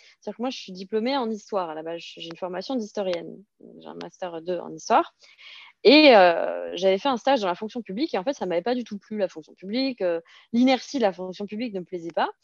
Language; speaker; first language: French; early bilingual, other home language; Serbian